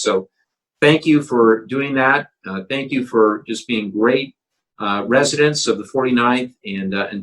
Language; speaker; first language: English; native; English